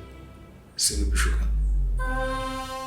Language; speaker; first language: French; non-native, local second language; Haitian Creole